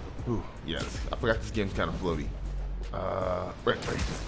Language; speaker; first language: English; native; English